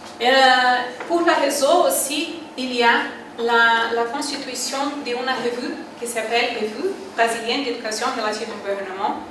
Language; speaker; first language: French; non-native, learner; Portuguese